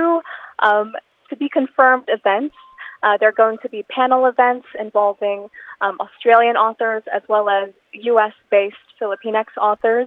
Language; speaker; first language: English; non-native, local second language; Filipino